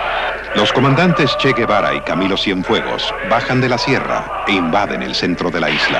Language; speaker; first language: Spanish; native; Spanish